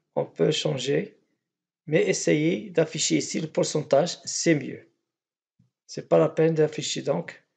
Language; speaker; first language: French; non-native, local second language; Arabic